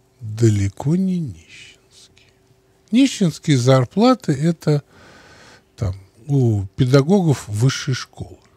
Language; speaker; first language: Russian; native; Russian